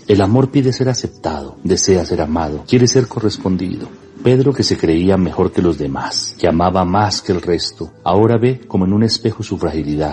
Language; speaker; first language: Spanish; native; Spanish